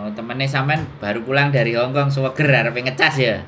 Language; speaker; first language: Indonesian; non-native, local second language; Javanese